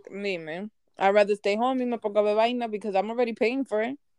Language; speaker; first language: English; early bilingual, other home language; Spanish